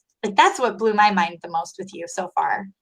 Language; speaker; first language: English; native; English